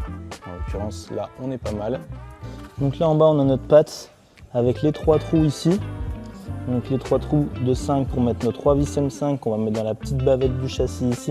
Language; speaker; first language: French; native; French